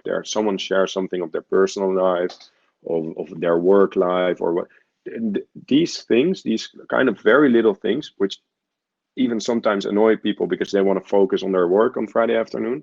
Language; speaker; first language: English; non-native, fluent; Dutch